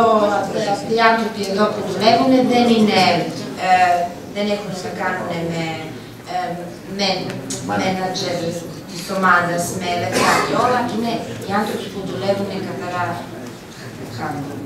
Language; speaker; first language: Greek; non-native, fluent; Serbian